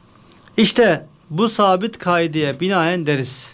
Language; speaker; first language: Turkish; native; Turkish